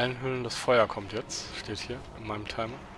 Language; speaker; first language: German; native; German